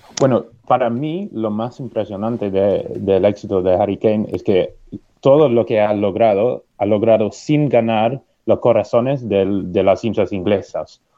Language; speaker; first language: Spanish; non-native, fluent; English